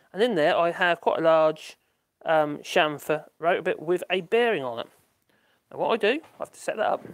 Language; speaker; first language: English; native; English